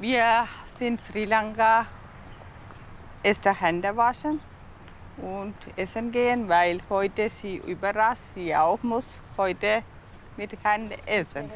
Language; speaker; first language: German; non-native, learner; Sinhala